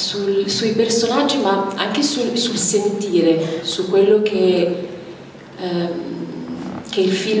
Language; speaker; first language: Italian; native; Italian